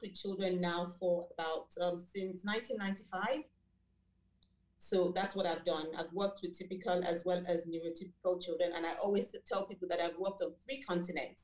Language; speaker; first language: English; non-native, local second language; Yoruba